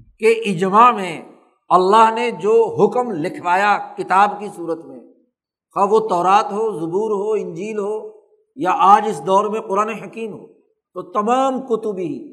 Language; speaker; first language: Urdu; non-native, local second language; Punjabi